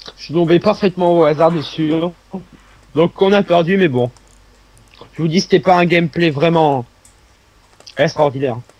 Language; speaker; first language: French; native; French